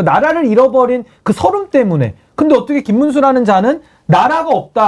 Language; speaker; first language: Korean; native; Korean